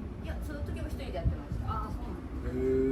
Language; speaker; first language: Japanese; native; Japanese